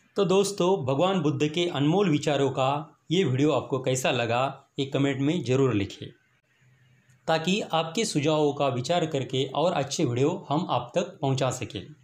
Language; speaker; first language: Hindi; non-native, local second language; Marathi